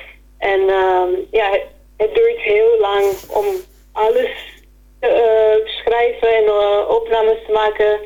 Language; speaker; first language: Dutch; non-native, fluent; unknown